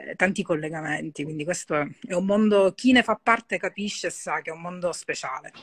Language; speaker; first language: Italian; native; Italian